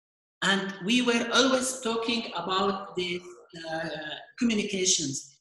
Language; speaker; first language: English; non-native, fluent; Arabic